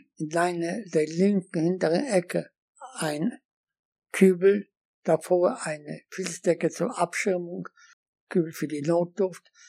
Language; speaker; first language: German; non-native, fluent; Polish